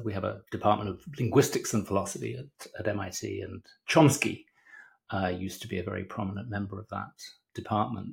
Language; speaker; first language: English; native; English